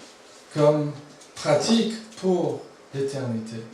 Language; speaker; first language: French; non-native, fluent; English